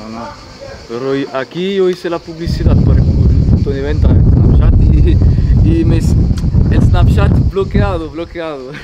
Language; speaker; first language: Spanish; non-native, learner; French